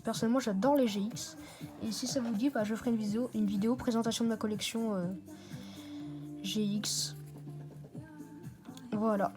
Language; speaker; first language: French; native; French